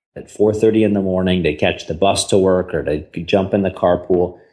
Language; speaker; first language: English; native; English